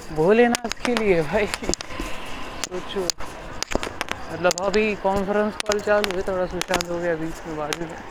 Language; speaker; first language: Hindi; non-native, local second language; Marathi